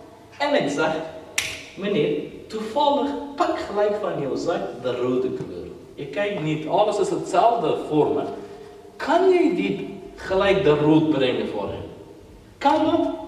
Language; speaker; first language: Dutch; non-native, fluent; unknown